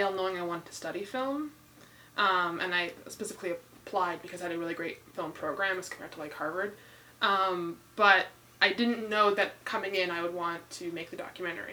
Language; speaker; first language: English; native; English